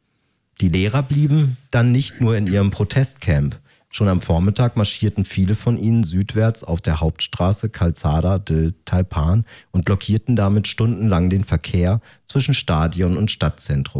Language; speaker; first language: German; native; German